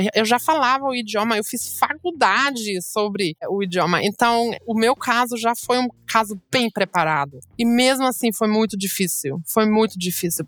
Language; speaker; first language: Portuguese; non-native, fluent; German